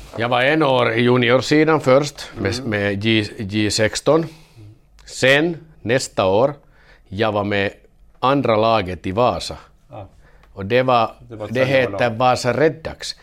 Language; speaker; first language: Swedish; non-native, learner; Finnish